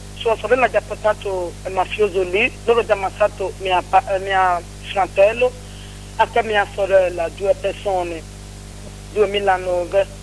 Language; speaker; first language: Italian; non-native, learner; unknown